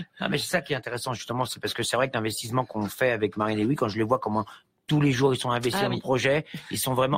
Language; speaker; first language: French; native; French